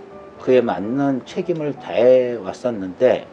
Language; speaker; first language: Korean; native; Korean